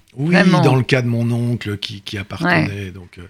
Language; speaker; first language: French; native; French